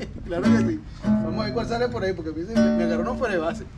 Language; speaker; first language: Spanish; native; Spanish